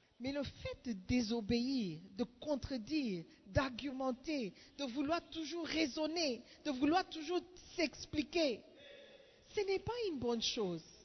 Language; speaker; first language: French; non-native, fluent; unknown